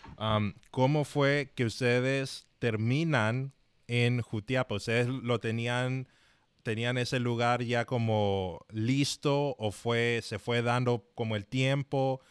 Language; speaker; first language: Spanish; native; Spanish